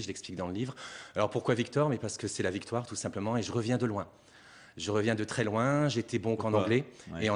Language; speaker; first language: French; native; French